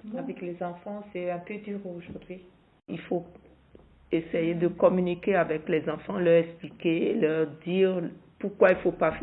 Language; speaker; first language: French; non-native, local second language; Arabic